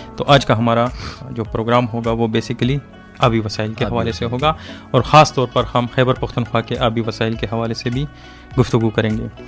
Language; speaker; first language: Urdu; non-native, local second language; Pashto